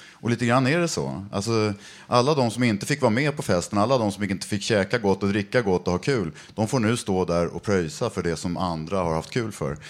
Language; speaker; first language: Swedish; native; Swedish